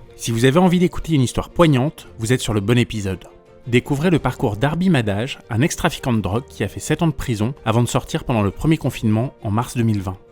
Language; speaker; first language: French; native; French